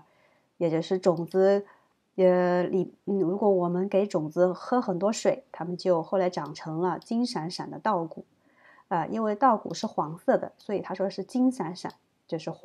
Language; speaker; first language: Chinese; native; Chinese